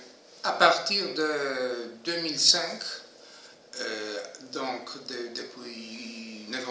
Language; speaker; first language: French; non-native, fluent; Polish